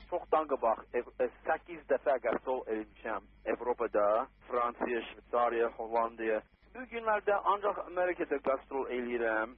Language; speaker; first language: Azerbaijani; non-native, learner; English